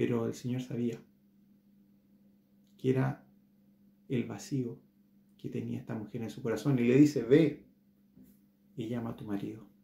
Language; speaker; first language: Spanish; native; Spanish